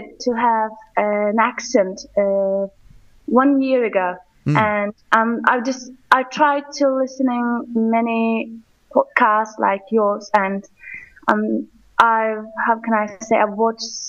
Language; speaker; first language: English; non-native, learner; Turkish